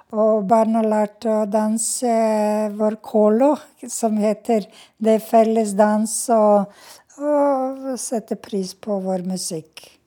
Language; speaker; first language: Norwegian; non-native, fluent; Serbian